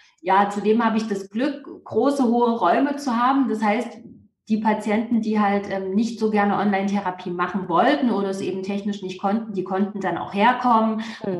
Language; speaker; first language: German; native; German